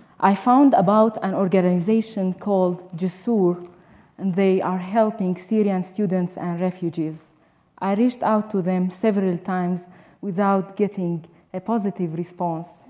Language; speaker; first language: English; non-native, fluent; Arabic